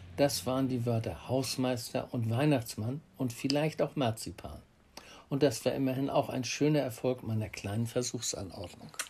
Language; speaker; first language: German; native; German